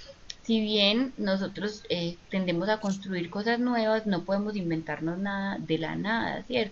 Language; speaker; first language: Spanish; native; Spanish